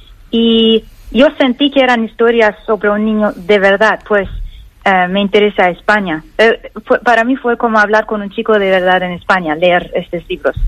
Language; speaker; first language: Spanish; non-native, fluent; Persian